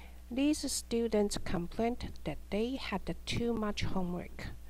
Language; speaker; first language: English; non-native, fluent; Chinese